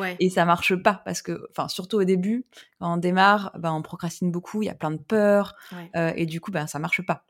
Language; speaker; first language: French; native; French